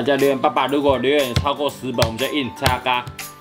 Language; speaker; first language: Chinese; native; Chinese